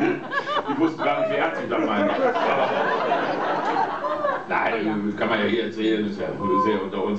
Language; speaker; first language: German; native; German